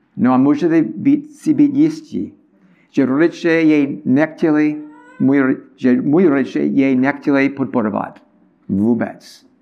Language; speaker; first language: Czech; non-native, learner; English